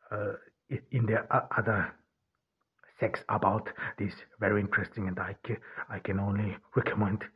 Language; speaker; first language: English; non-native, fluent; Turkish